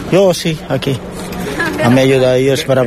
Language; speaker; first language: Spanish; non-native, learner; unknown